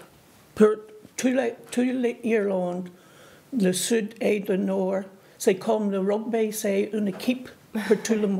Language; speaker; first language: French; non-native, learner; English